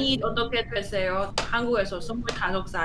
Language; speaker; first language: Korean; non-native, learner; Cantonese